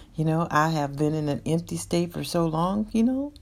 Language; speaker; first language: English; native; English